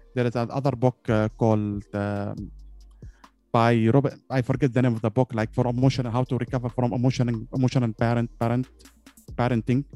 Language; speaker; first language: English; non-native, learner; Arabic